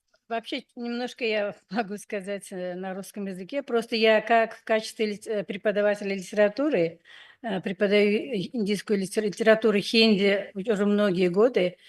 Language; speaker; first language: Russian; non-native, fluent; Hindi